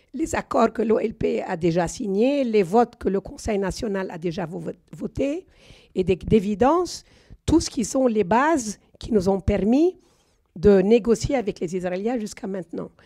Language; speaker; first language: French; non-native, fluent; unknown